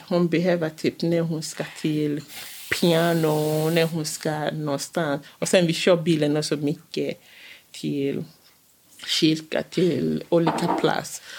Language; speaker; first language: Swedish; non-native, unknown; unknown